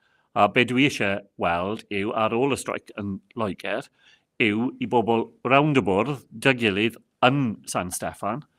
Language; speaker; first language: Welsh; non-native, local second language; English